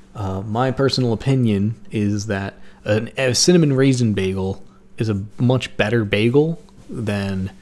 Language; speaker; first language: English; native; English